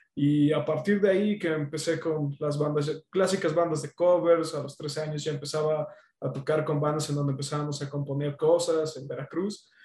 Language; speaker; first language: Spanish; native; Spanish